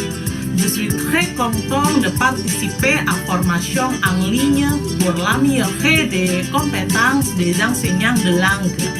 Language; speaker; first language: French; non-native, fluent; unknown